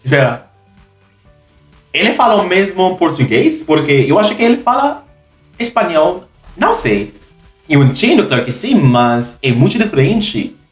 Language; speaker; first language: Portuguese; non-native, learner; English